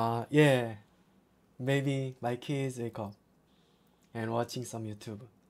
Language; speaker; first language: English; non-native, learner; Korean